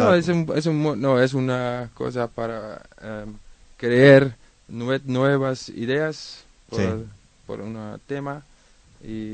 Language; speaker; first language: Spanish; non-native, learner; Dutch